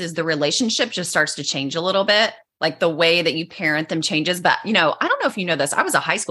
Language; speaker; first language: English; native; English